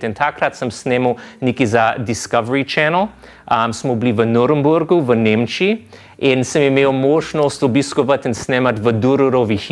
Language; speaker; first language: Slovenian; non-native, fluent; English